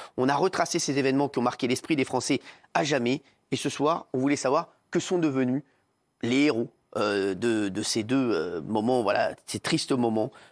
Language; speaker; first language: French; native; French